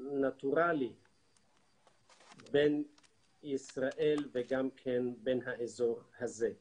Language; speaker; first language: Hebrew; non-native, fluent; Arabic